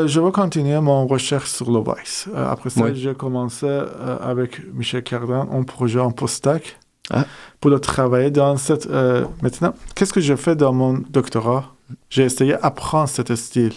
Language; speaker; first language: French; non-native, fluent; Persian